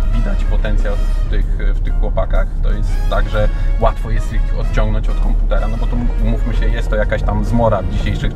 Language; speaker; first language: Polish; native; Polish